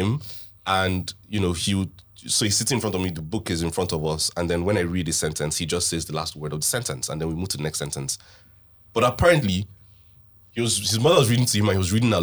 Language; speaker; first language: English; non-native, local second language; Hausa